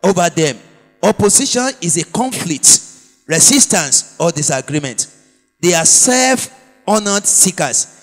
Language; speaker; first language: English; non-native, local second language; Yoruba